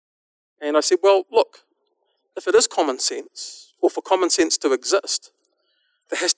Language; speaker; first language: English; native; English